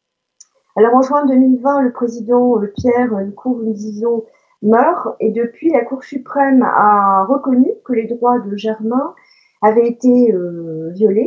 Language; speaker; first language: French; native; French